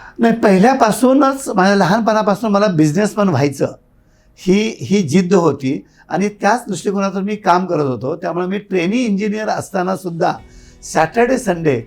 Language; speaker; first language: Marathi; native; Marathi